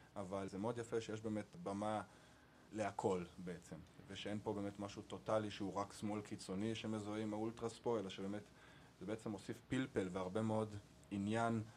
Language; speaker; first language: Hebrew; native; Hebrew